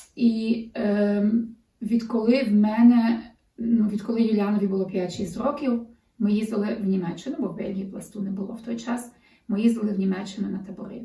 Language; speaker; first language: Ukrainian; early bilingual, heritage; Ukrainian